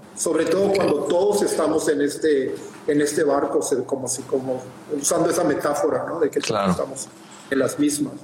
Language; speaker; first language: Spanish; native; Spanish